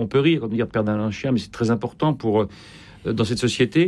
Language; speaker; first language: French; native; French